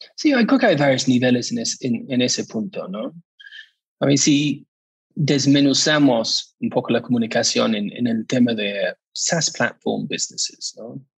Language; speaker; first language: Spanish; non-native, fluent; English